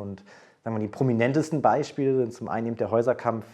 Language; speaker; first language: German; native; German